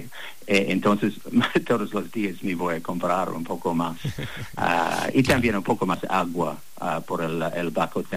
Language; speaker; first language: Spanish; non-native, learner; English